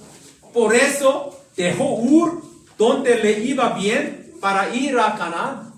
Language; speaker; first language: Spanish; non-native, learner; Korean